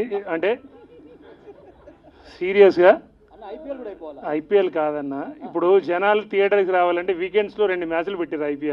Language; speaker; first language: Telugu; native; Telugu